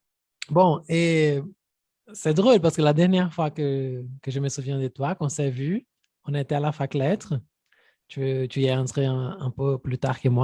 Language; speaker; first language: French; non-native, fluent; Portuguese